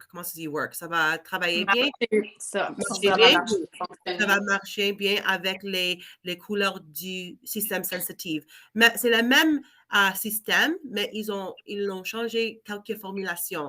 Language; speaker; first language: French; non-native, learner; English